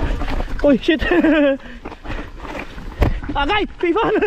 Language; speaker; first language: Norwegian; non-native, learner; Filipino